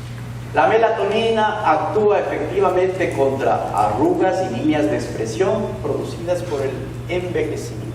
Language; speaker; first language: Spanish; native; Spanish